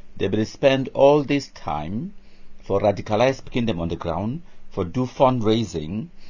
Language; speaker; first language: Nigerian Pidgin; native; Nigerian Pidgin